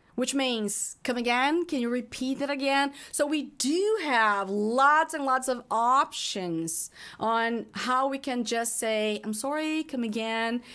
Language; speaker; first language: English; non-native, fluent; Portuguese